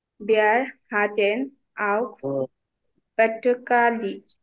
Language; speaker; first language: German; non-native, learner; Bangla